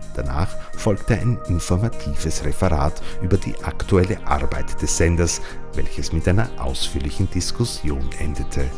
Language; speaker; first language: German; native; German